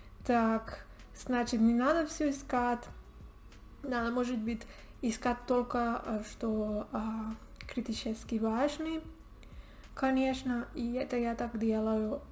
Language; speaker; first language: Russian; non-native, learner; Spanish